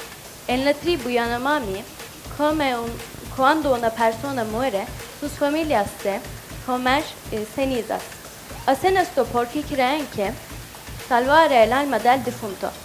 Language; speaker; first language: Spanish; non-native, learner; Turkish